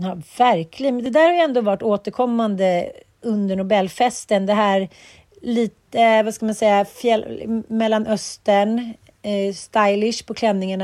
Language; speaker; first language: Swedish; native; Swedish